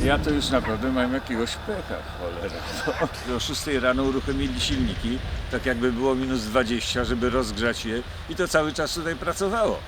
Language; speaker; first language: Polish; native; Polish